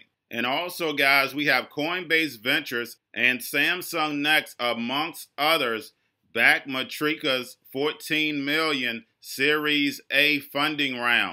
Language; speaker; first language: English; native; English